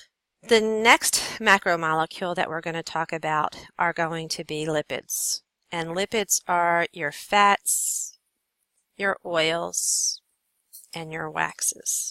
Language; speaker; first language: English; native; English